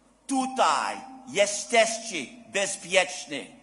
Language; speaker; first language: Polish; early bilingual, heritage; English